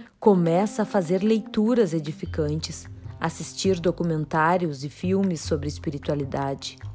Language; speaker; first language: Portuguese; native; Portuguese